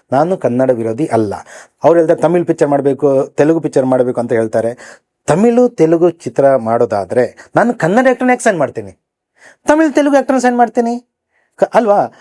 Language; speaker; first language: Kannada; native; Kannada